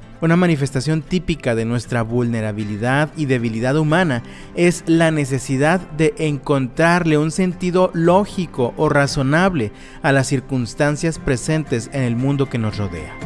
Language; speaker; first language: Spanish; native; Spanish